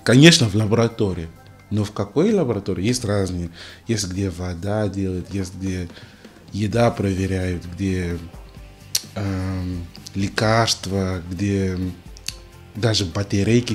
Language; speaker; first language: Russian; non-native, learner; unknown